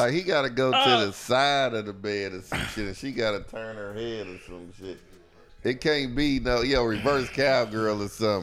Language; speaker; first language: English; native; English